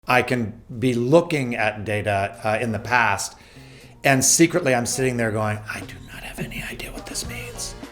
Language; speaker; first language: English; native; English